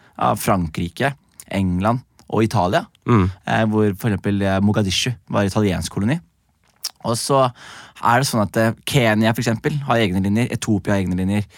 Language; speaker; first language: Norwegian; early bilingual, other home language; Somali